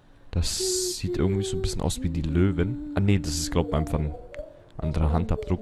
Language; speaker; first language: German; native; German